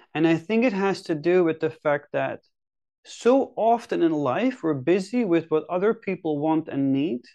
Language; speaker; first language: English; non-native, fluent; Dutch